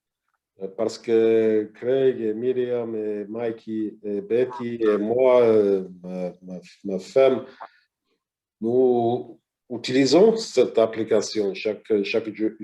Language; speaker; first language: French; non-native, learner; English